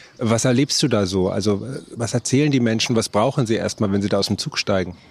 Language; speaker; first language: German; native; German